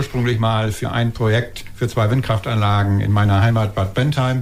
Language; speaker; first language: German; native; German